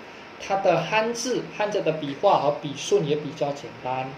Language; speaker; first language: Chinese; non-native, fluent; Indonesian